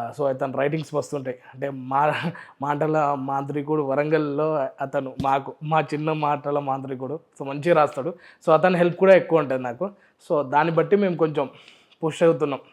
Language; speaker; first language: Telugu; non-native, local second language; Urdu